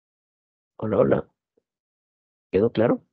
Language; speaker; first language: Spanish; native; Spanish